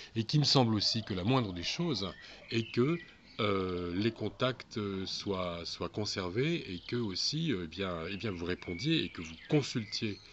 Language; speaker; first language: French; native; French